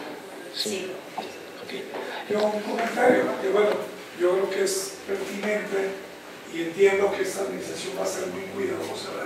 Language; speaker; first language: Spanish; native; Spanish